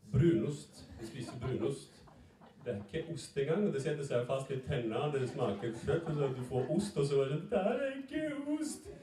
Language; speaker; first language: Norwegian; early bilingual, other home language; Serbian